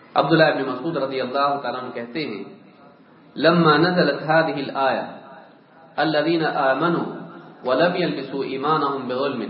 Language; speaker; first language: Urdu; native; Urdu